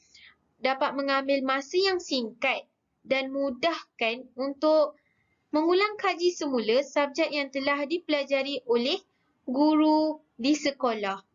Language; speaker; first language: Malay; native; Malay